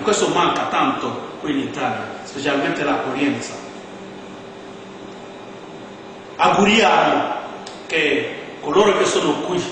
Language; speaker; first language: Italian; non-native, fluent; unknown